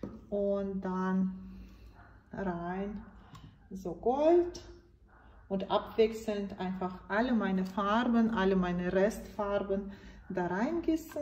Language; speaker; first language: German; non-native, fluent; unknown